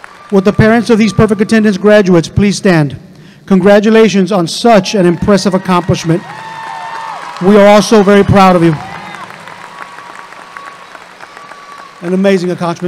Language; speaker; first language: English; native; English